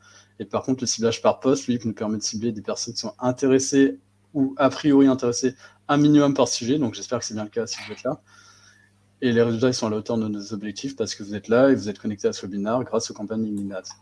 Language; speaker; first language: French; native; French